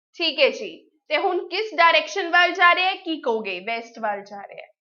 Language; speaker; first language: Hindi; non-native, local second language; Punjabi